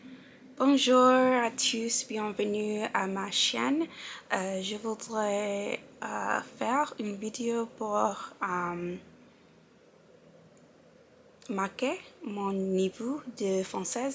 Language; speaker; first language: French; non-native, learner; English